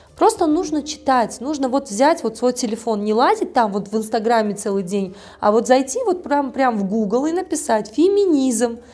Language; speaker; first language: Russian; non-native, local second language; Tajik